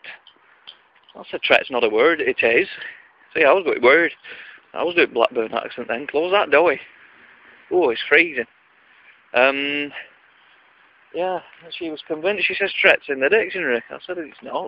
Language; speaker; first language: English; native; English